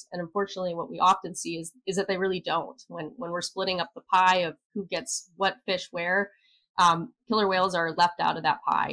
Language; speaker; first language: English; native; English